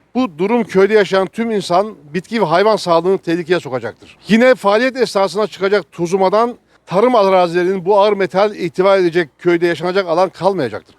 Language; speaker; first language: Turkish; native; Turkish